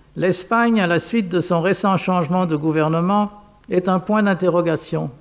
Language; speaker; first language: French; non-native, fluent; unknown